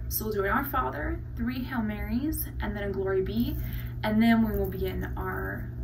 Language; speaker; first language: English; native; English